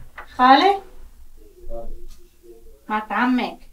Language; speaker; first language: Arabic; non-native, local second language; Kurdish